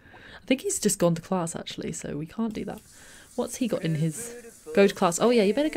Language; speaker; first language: English; native; English